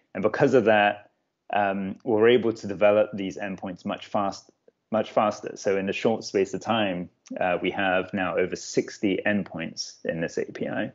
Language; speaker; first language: English; native; English